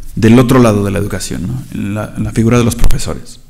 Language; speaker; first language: Spanish; native; Spanish